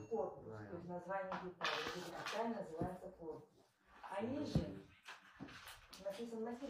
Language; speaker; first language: Russian; native; Russian